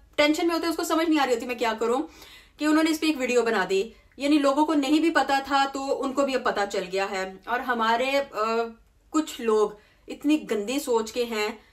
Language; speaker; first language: Urdu; native; Urdu